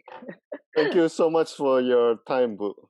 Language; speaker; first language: English; non-native, fluent; Indonesian